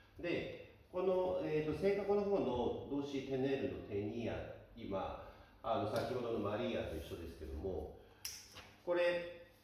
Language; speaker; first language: Japanese; native; Japanese